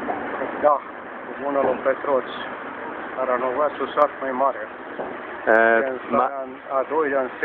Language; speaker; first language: Romanian; early bilingual, heritage; Romanian